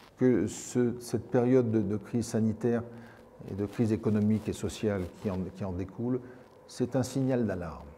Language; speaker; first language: French; native; French